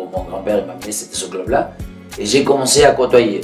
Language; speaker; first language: French; non-native, fluent; Spanish